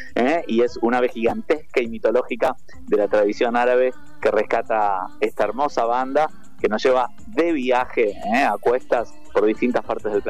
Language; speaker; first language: Spanish; native; Spanish